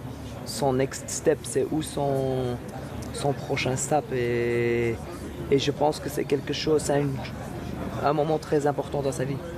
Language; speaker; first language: French; non-native, local second language; Dutch